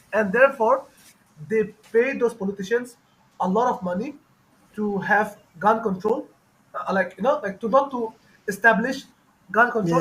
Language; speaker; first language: English; non-native, fluent; Bangla